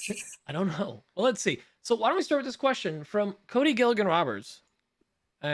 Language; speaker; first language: English; native; English